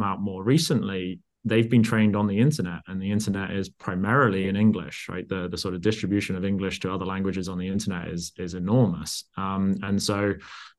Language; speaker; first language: English; native; English